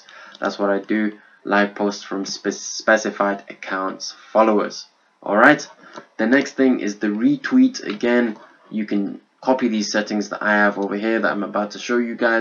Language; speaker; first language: English; native; English